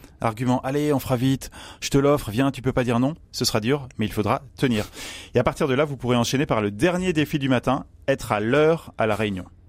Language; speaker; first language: French; native; French